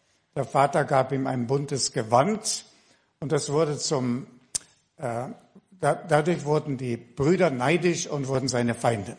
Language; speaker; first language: German; native; German